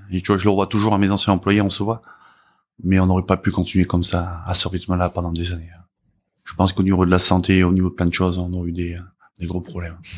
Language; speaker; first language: French; early bilingual, other home language; Korean